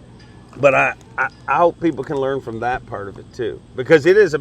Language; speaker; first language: English; native; English